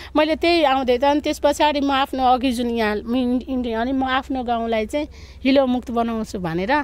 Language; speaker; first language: Nepali; non-native, local second language; Maithili